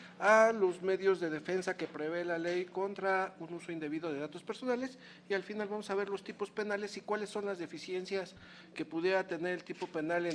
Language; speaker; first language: Spanish; native; Spanish